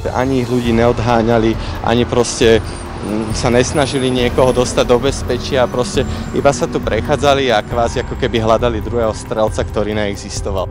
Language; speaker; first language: Slovak; native; Slovak